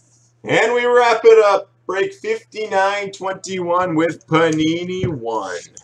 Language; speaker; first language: English; native; English